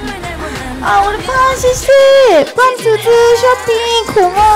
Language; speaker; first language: Chinese; non-native, learner; Korean